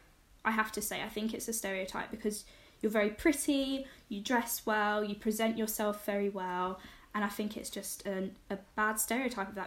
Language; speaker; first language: English; native; English